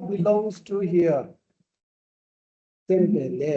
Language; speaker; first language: English; non-native, local second language; Tibetan